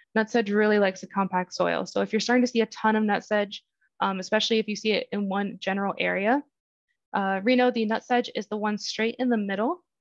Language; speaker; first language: English; native; English